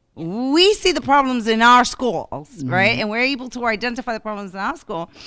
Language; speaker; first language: English; early bilingual, other home language; Spanish